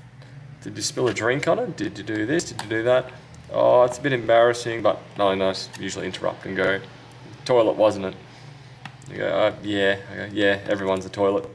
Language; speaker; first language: English; native; English